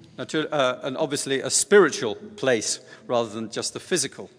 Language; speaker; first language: English; native; English